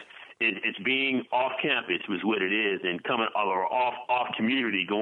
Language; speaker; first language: English; native; English